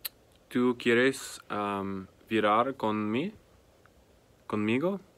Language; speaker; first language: Spanish; non-native, learner; English